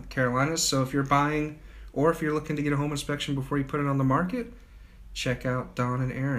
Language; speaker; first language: English; native; English